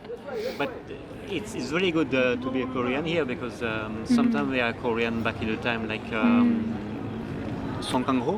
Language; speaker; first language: English; non-native, learner; French